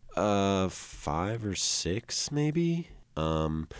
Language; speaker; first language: English; native; English